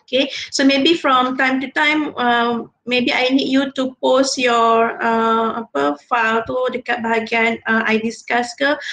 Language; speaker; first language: English; non-native, local second language; Malay